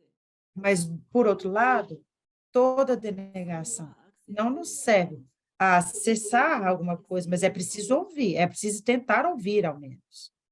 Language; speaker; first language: Portuguese; non-native, fluent; Turkish